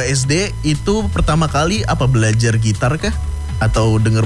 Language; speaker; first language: Indonesian; native; Indonesian